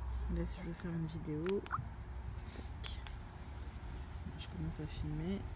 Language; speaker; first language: French; native; French